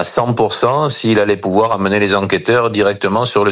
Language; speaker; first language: French; native; French